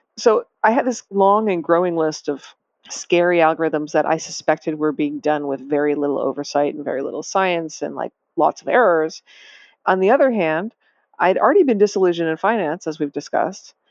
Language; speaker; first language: English; native; English